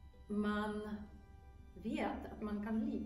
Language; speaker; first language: Swedish; non-native, fluent; Polish